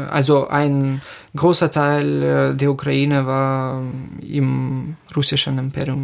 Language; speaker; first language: German; non-native, fluent; Ukrainian